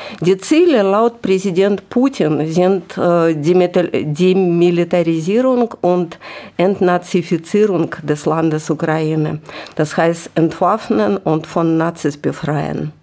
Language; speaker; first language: German; non-native, fluent; Russian